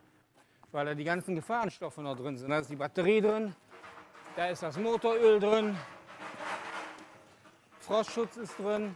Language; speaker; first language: German; native; German